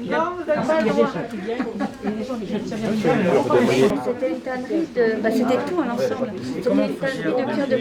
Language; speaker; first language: French; native; French